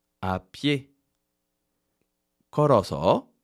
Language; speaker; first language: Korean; non-native, fluent; French